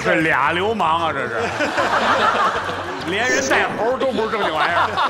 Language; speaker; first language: Chinese; native; Chinese